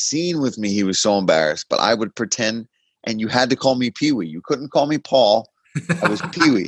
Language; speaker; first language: English; native; English